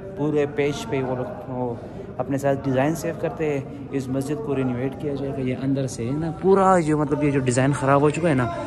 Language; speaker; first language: Urdu; non-native, local second language; Pashto